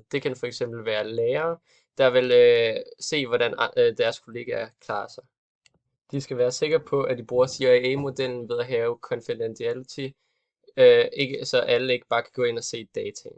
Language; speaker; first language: Danish; native; Danish